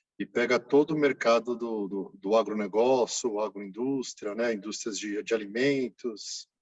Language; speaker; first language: Portuguese; native; Portuguese